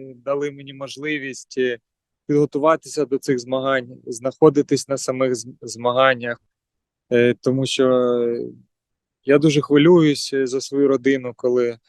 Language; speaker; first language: Ukrainian; native; Ukrainian